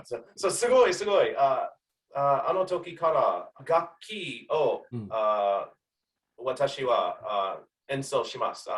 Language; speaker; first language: Japanese; non-native, learner; English